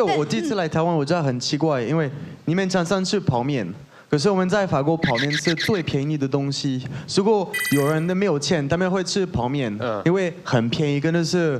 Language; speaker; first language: Chinese; non-native, fluent; French